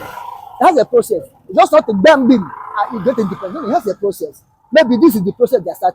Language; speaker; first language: English; non-native, local second language; Igbo